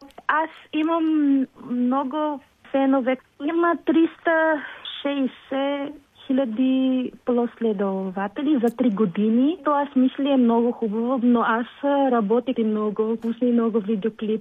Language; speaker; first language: Bulgarian; non-native, learner; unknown